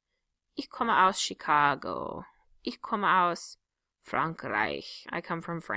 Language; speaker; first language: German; non-native, fluent; English